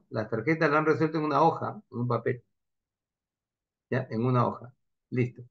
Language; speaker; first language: Spanish; native; Spanish